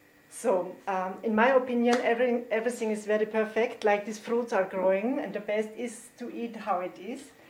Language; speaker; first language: English; non-native, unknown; German